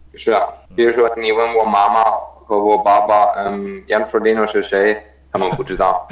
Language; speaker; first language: Chinese; non-native, fluent; German